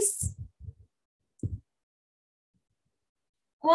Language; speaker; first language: English; non-native, learner; Vietnamese